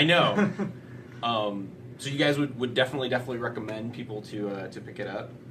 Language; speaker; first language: English; native; English